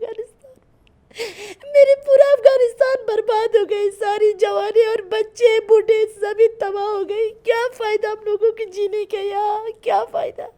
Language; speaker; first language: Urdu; non-native, learner; Persian